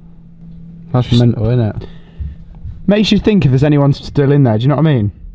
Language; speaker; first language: English; native; English